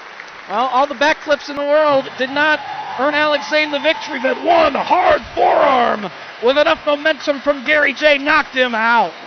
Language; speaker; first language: English; native; English